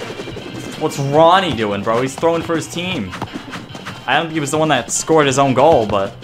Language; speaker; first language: English; native; English